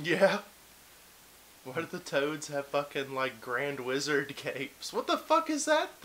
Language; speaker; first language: English; native; English